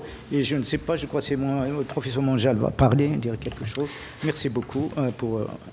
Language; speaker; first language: French; non-native, fluent; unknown